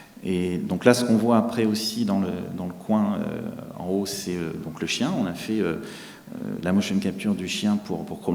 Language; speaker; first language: French; native; French